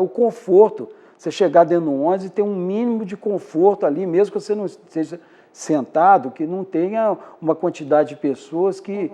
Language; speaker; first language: Portuguese; native; Portuguese